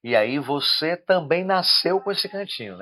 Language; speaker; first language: Portuguese; native; Portuguese